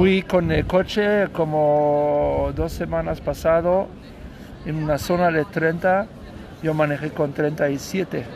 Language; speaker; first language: Spanish; non-native, learner; German